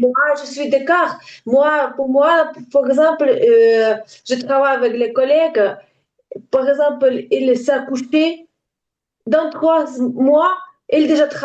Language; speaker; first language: French; non-native, learner; Ukrainian